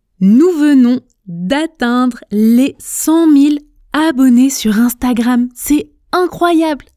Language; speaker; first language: French; native; French